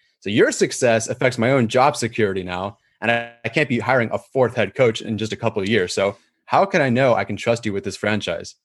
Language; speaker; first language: English; native; English